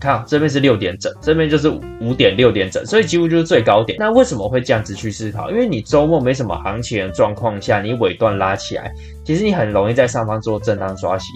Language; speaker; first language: Chinese; native; Chinese